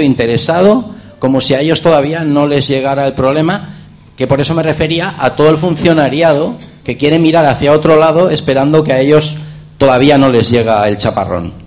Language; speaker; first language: Spanish; native; Spanish